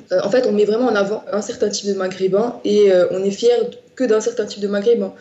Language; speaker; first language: French; non-native, local second language; Arabic